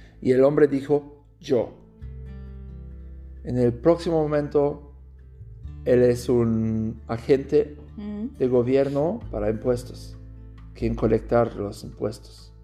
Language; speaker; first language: Spanish; non-native, learner; German